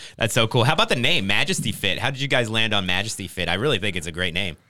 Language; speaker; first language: English; native; English